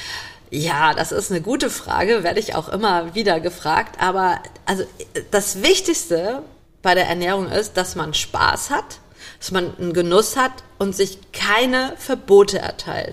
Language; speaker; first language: German; native; German